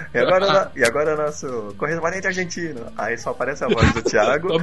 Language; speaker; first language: Portuguese; native; Portuguese